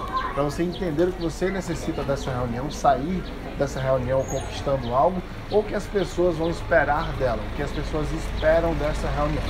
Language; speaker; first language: Portuguese; native; Portuguese